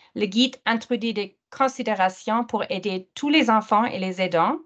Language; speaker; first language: French; non-native, fluent; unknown